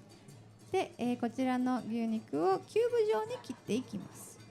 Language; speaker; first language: Japanese; native; Japanese